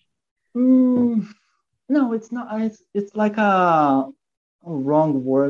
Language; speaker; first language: English; non-native, fluent; Portuguese